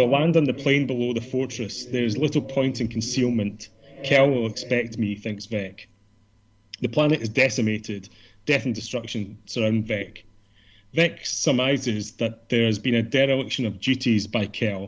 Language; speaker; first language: English; native; English